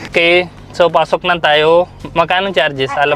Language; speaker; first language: Filipino; non-native, learner; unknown